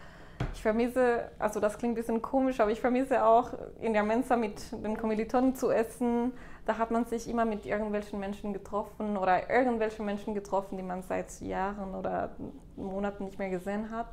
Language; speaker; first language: German; non-native, fluent; Spanish